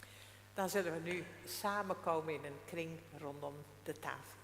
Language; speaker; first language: Dutch; non-native, local second language; Western Frisian